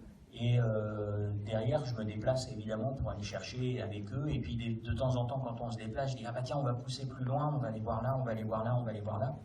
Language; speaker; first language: French; native; French